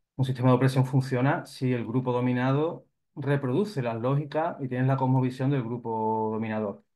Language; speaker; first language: Spanish; native; Spanish